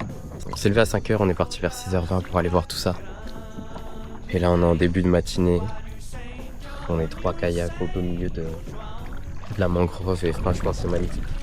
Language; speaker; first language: French; native; French